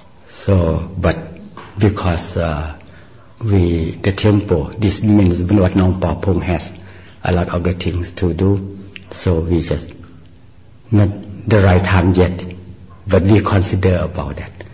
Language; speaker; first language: English; non-native, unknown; Northeastern Thai